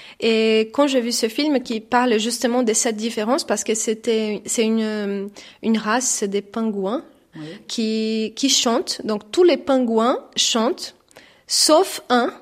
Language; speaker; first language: French; non-native, fluent; Portuguese